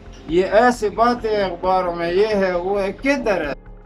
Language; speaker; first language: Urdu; non-native, local second language; Pashto